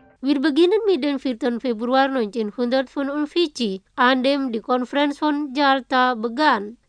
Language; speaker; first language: German; non-native, fluent; Indonesian